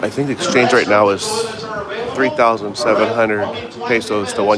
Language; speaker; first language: English; native; English